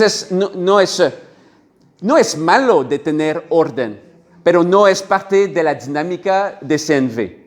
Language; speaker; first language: Spanish; non-native, learner; French